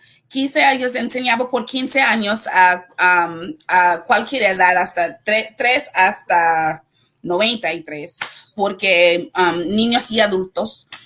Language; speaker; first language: Spanish; non-native, learner; English